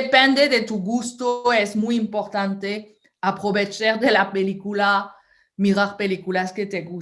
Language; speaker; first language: Spanish; non-native, fluent; French